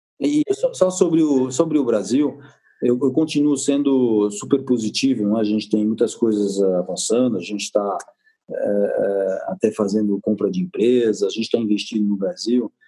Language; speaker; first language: Portuguese; non-native, fluent; French